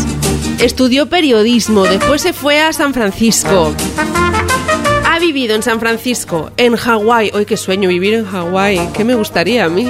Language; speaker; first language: Spanish; native; Spanish